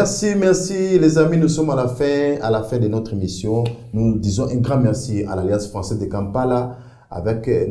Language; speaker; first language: French; non-native, fluent; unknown